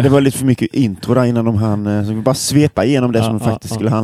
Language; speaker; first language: Swedish; native; Swedish